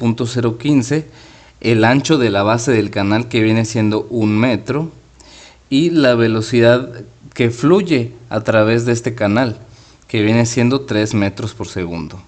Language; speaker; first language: Spanish; native; Spanish